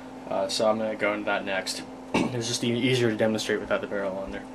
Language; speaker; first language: English; native; English